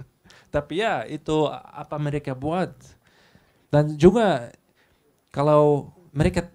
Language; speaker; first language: Indonesian; non-native, learner; Dutch